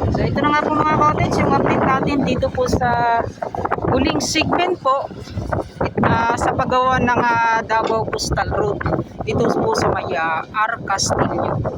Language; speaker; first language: Filipino; native; Filipino